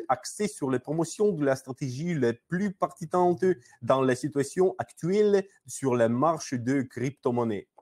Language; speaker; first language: French; non-native, learner; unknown